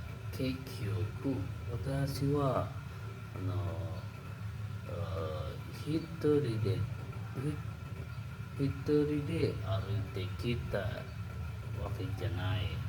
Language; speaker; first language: Japanese; non-native, learner; Indonesian